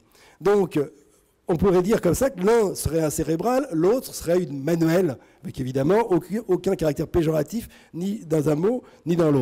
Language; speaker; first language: French; native; French